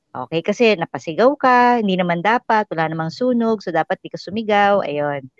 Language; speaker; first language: Filipino; native; Filipino